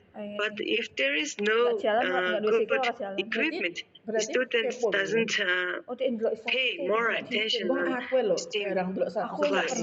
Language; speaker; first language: English; non-native, learner; Mongolian